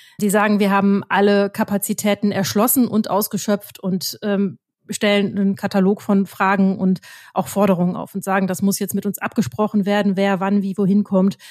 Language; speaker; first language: German; native; German